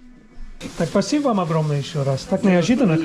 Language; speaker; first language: Russian; non-native, fluent; English